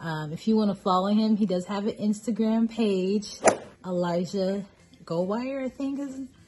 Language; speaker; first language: English; native; English